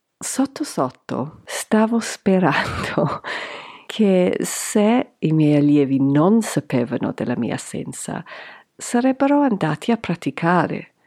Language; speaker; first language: Italian; non-native, fluent; English